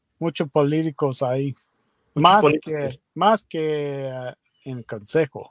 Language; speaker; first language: Spanish; non-native, learner; English